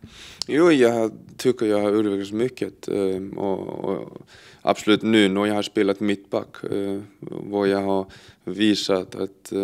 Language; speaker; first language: Swedish; non-native, fluent; Icelandic